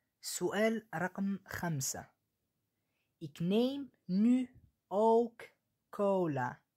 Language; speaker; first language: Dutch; non-native, fluent; Arabic